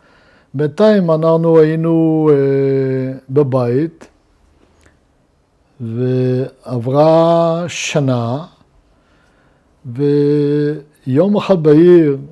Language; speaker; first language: Hebrew; non-native, fluent; Luxembourgish